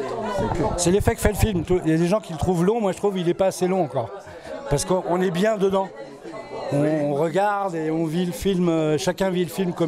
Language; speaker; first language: French; native; French